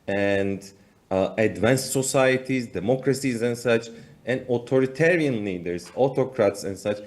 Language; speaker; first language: English; non-native, fluent; Turkish